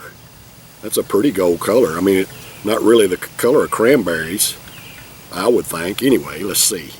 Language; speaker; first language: English; native; English